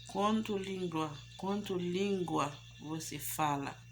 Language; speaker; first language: Portuguese; non-native, learner; Haitian Creole